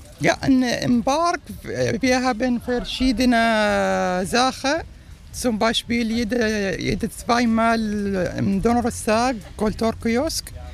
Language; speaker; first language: German; non-native, learner; Arabic